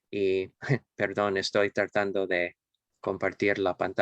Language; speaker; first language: Spanish; non-native, fluent; English